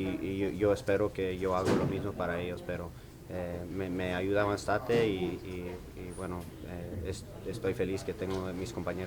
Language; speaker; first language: Spanish; early bilingual, heritage; English